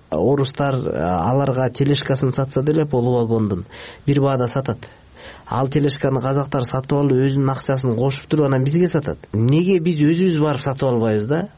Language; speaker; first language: Kyrgyz; native; Kyrgyz